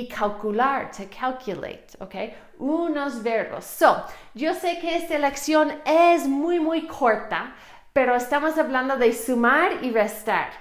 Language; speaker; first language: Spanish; non-native, fluent; English